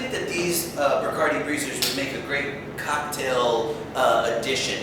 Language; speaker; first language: English; native; English